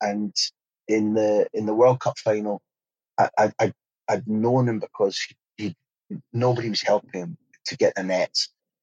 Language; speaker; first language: English; native; English